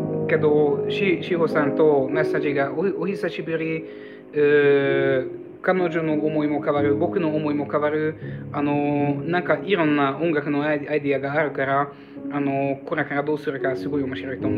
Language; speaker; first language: Japanese; non-native, fluent; Hungarian